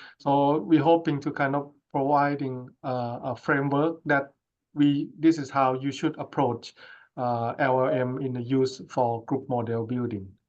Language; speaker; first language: English; non-native, fluent; Thai